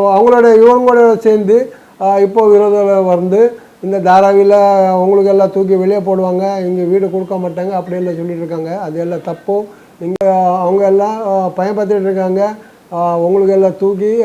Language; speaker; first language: Tamil; non-native, local second language; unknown